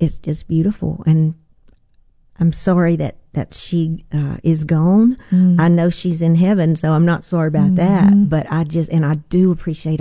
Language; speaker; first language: English; native; English